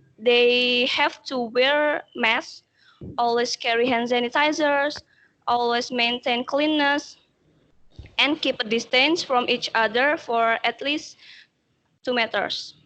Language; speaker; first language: English; non-native, learner; Indonesian